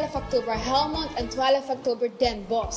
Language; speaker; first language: Dutch; non-native, local second language; Papiamento